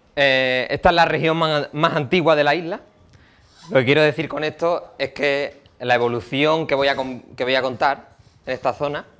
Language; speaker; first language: Spanish; native; Spanish